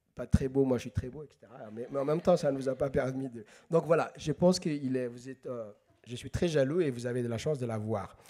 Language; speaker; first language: French; non-native, local second language; Somali